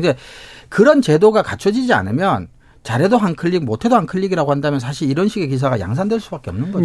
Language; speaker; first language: Korean; native; Korean